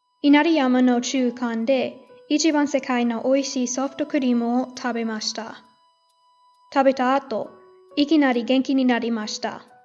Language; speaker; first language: Japanese; non-native, learner; English